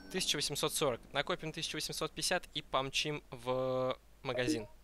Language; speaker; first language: Russian; native; Russian